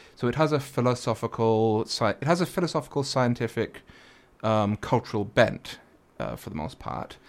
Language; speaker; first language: English; native; English